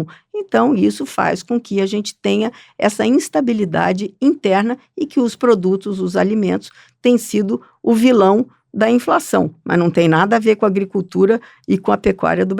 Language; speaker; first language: Portuguese; native; Portuguese